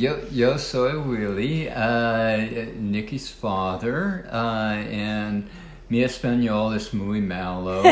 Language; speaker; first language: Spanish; non-native, learner; English